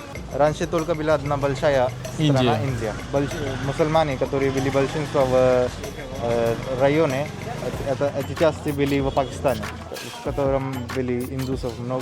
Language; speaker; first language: Russian; non-native, learner; Hindi